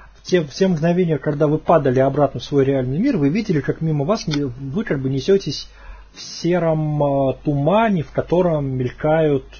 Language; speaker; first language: Russian; native; Russian